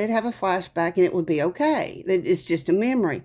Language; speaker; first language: English; native; English